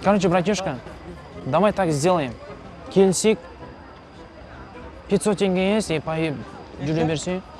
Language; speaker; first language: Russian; non-native, local second language; Kazakh